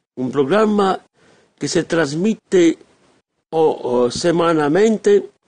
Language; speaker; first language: Spanish; non-native, learner; Italian